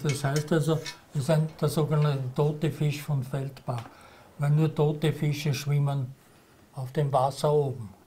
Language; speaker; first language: German; native; German